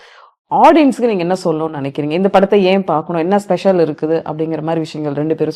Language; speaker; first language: Tamil; native; Tamil